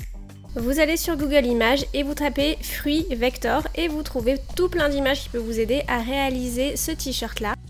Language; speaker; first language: French; native; French